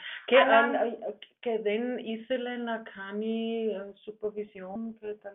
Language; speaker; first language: Greek; non-native, learner; German